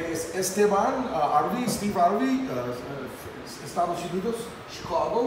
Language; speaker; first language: Spanish; non-native, learner; English